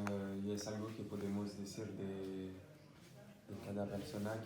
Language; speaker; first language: Spanish; non-native, learner; French